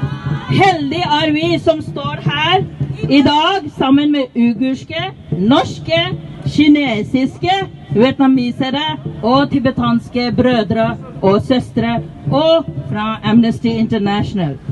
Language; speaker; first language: Norwegian; non-native, fluent; Tibetan